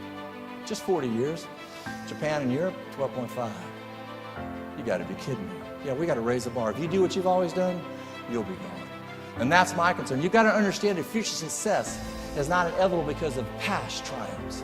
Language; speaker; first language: English; native; English